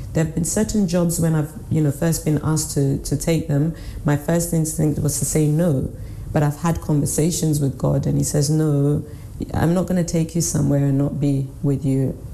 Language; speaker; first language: English; native; English